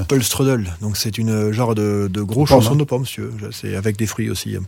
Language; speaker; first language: French; native; French